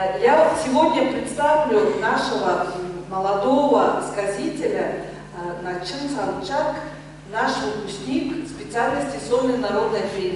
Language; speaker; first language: Russian; non-native, local second language; Tuvinian